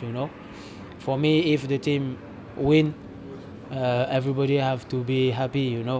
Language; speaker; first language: English; non-native, fluent; French